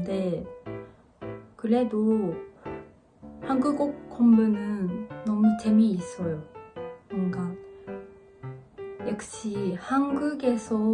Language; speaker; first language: Korean; non-native, learner; Japanese